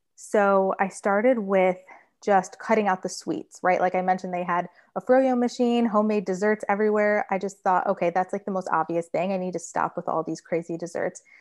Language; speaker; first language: English; native; English